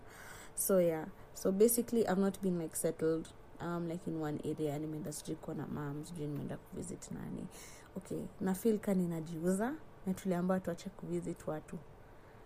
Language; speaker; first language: English; non-native, local second language; Swahili